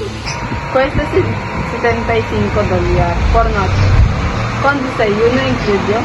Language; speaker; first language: Spanish; non-native, learner; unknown